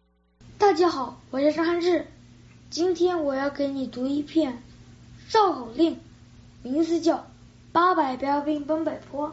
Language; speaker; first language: Chinese; early bilingual, other home language; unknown